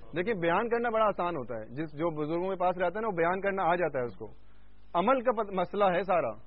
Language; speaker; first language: Urdu; native; Urdu